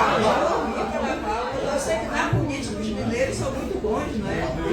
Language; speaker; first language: Portuguese; native; Portuguese